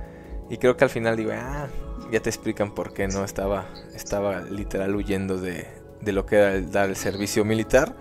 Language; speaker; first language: Spanish; native; Spanish